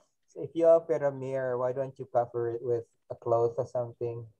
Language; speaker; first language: English; non-native, fluent; Indonesian